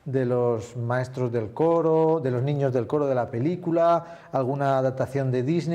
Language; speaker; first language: Spanish; native; Spanish